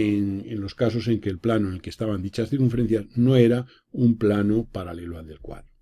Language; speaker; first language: Spanish; native; Spanish